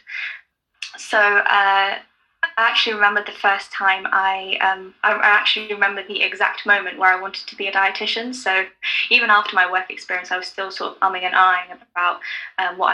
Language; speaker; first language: English; native; English